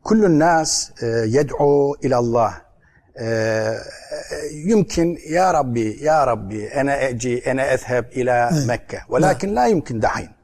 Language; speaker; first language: Arabic; non-native, learner; Turkish